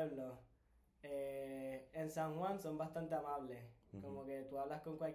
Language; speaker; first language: Spanish; native; Spanish